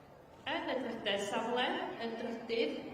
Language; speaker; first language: Welsh; native; Welsh